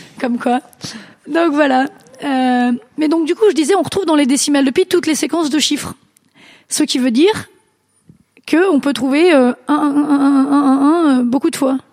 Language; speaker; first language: French; native; French